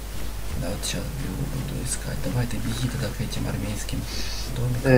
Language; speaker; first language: Russian; native; Russian